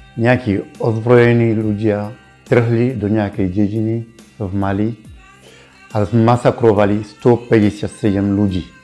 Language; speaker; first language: Slovak; non-native, fluent; Bambara